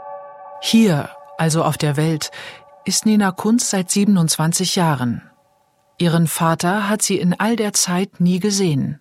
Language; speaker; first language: German; native; German